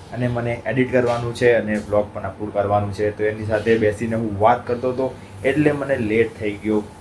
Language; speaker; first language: Gujarati; early bilingual, other home language; Hindi